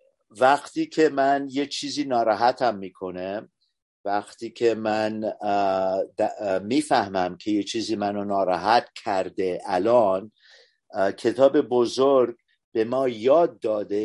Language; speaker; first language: Persian; early bilingual, heritage; Persian